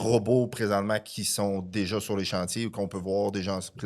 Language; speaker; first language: French; native; French